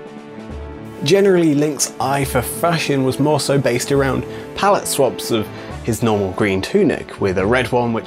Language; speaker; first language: English; native; English